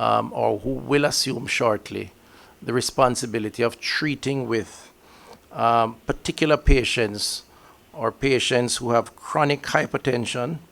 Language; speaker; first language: English; native; English